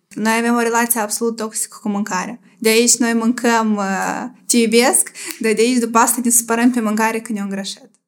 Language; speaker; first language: Romanian; native; Romanian